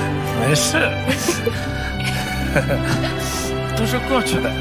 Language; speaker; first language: Chinese; non-native, fluent; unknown